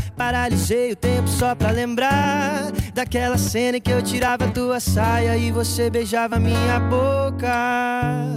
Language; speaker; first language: Portuguese; native; Portuguese